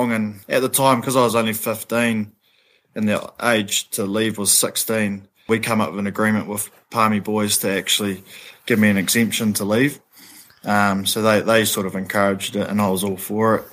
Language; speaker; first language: English; native; English